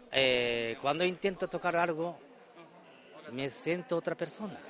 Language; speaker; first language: Spanish; non-native, fluent; Japanese